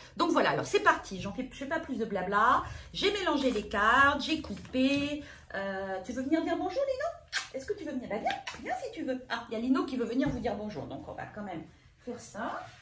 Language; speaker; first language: French; native; French